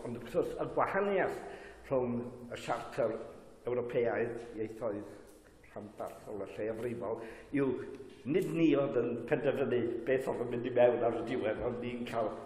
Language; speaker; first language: Welsh; native; Welsh